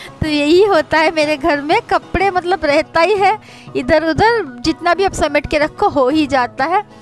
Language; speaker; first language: Hindi; non-native, local second language; Bangla